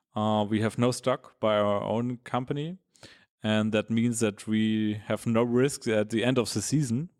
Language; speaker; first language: English; non-native, fluent; German